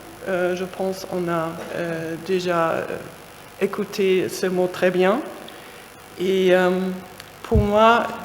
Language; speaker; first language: French; non-native, fluent; German